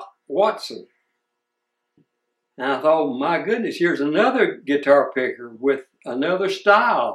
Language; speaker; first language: English; native; English